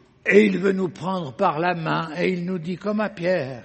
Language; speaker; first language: French; native; French